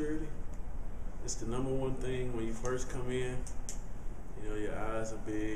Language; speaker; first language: English; native; English